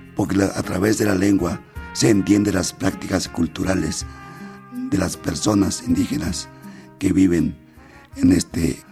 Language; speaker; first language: Spanish; non-native, local second language; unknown